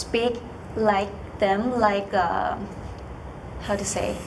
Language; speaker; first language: English; non-native, learner; Thai